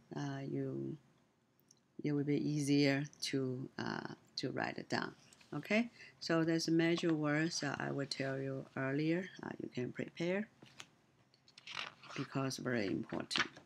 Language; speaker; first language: English; non-native, learner; Chinese